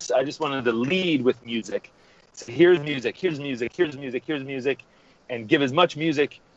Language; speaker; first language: English; native; English